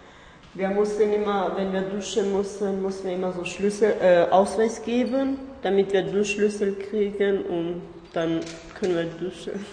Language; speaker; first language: German; early bilingual, other home language; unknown